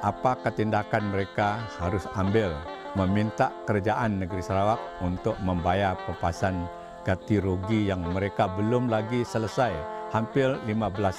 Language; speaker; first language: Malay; non-native, local second language; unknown